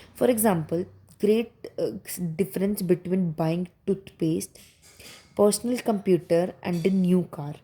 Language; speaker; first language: English; non-native, local second language; Punjabi